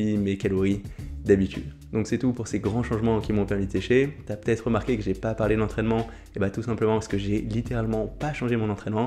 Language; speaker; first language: French; native; French